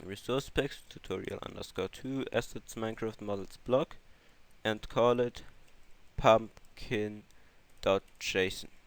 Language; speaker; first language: English; non-native, fluent; German